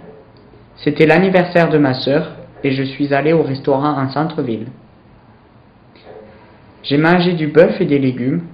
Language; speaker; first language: French; non-native, learner; English